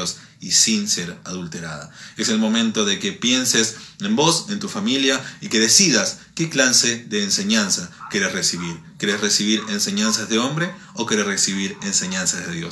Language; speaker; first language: Spanish; native; Spanish